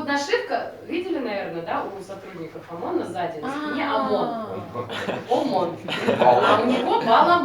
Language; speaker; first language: Russian; native; Russian